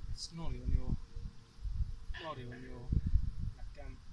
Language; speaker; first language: Hungarian; non-native, learner; Welsh